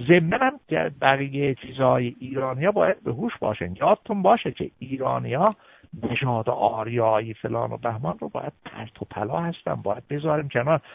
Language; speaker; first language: Persian; non-native, local second language; Azerbaijani